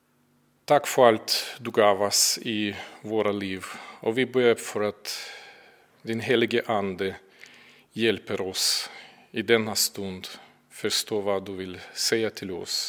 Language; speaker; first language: Swedish; non-native, fluent; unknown